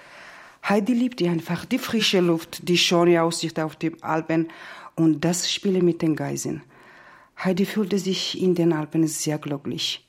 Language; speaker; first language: German; non-native, learner; Georgian